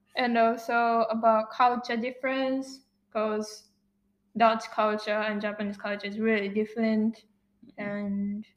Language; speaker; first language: English; non-native, fluent; Japanese